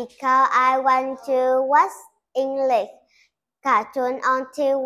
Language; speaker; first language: English; non-native, learner; Vietnamese